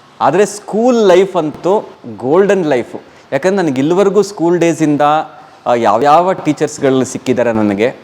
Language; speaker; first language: Kannada; non-native, local second language; Telugu